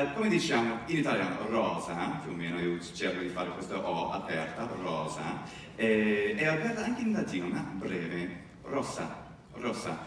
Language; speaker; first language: Italian; non-native, fluent; English